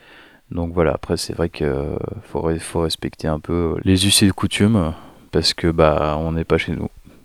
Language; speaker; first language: French; native; French